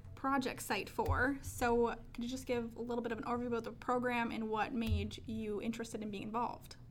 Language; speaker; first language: English; native; English